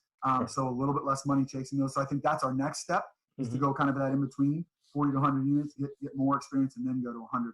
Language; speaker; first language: English; native; English